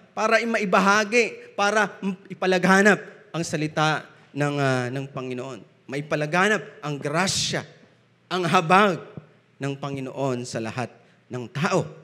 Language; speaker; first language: Filipino; non-native, local second language; Bikol